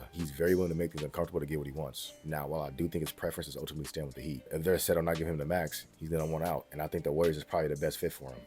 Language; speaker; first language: English; native; English